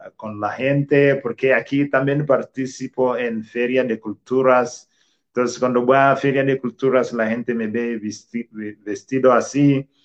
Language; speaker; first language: Spanish; non-native, fluent; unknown